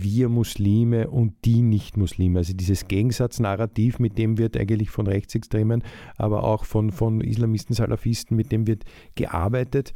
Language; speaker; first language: German; native; German